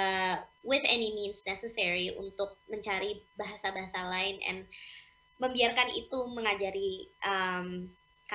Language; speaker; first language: Indonesian; early bilingual, heritage; English